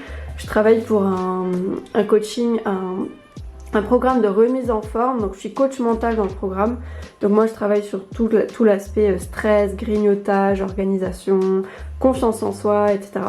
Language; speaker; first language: French; native; French